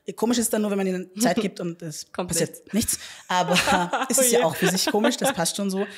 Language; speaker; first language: German; native; German